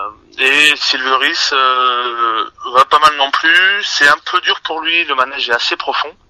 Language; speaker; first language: French; native; French